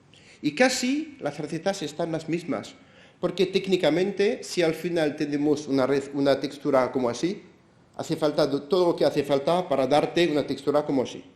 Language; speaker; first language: Spanish; non-native, fluent; French